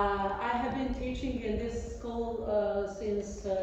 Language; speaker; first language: English; non-native, fluent; Serbian